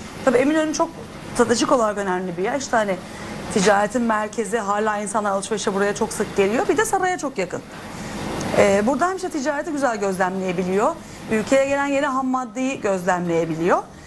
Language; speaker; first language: Turkish; native; Turkish